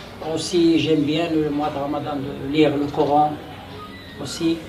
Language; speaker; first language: French; non-native, local second language; Arabic